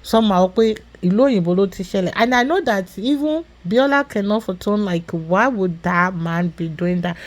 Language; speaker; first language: English; non-native, local second language; Yoruba